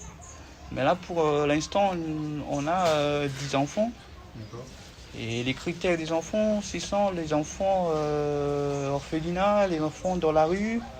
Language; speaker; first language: French; non-native, local second language; Malagasy